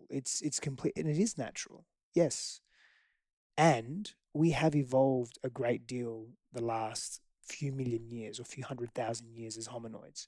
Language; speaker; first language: English; early bilingual, other home language; Greek